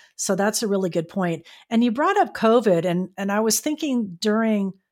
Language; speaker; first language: English; native; English